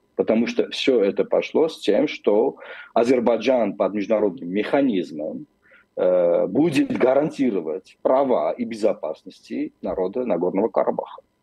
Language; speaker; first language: Russian; non-native, local second language; Armenian